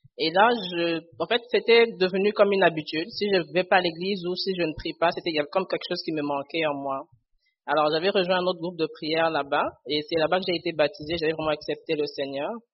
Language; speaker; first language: French; non-native, local second language; Lingala